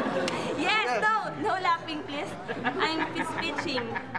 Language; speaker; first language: English; non-native, learner; Filipino